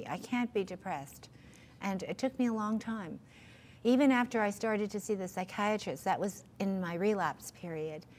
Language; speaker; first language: English; native; English